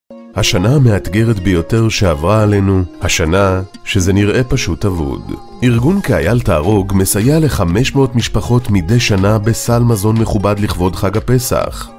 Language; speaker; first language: Hebrew; native; Hebrew